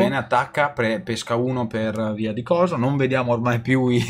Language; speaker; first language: Italian; native; Italian